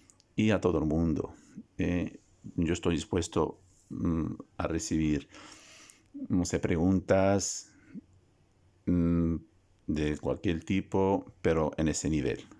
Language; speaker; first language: Spanish; non-native, fluent; Arabic